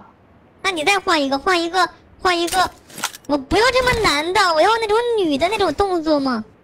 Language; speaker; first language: Chinese; native; Chinese